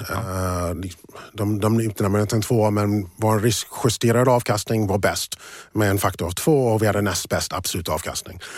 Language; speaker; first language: Swedish; early bilingual, other home language; English